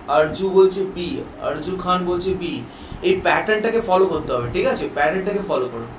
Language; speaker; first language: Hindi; non-native, local second language; Bangla